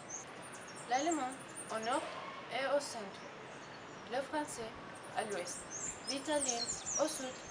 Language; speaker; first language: French; non-native, learner; Spanish